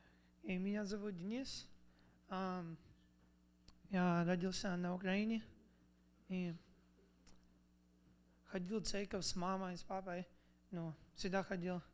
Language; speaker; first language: Russian; early bilingual, other home language; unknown